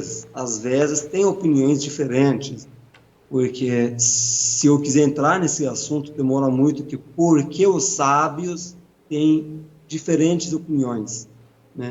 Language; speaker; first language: Portuguese; non-native, fluent; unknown